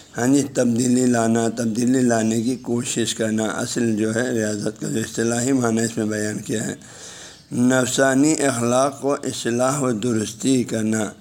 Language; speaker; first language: Urdu; non-native, local second language; Balti